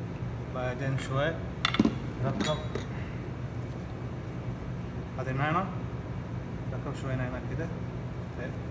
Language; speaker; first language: Arabic; non-native, learner; Urdu